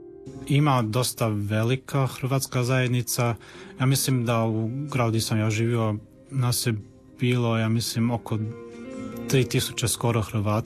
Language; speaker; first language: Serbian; early bilingual, heritage; Serbian